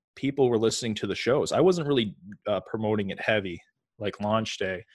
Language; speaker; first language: English; native; English